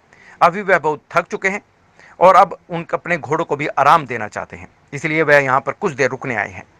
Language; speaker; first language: Hindi; native; Hindi